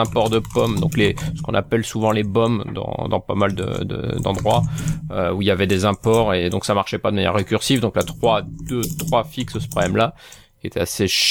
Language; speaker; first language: French; native; French